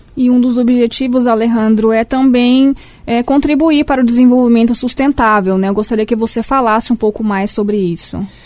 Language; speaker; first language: Portuguese; native; Portuguese